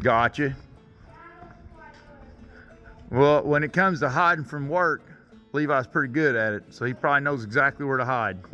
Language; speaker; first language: English; native; English